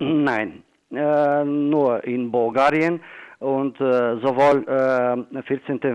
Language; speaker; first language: German; non-native, fluent; Bulgarian